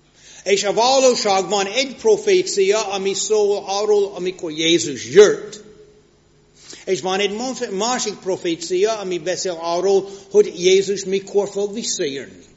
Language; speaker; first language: Hungarian; non-native, fluent; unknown